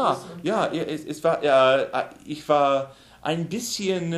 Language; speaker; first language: German; non-native, learner; English